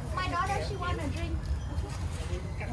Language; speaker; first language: English; non-native, local second language; Vietnamese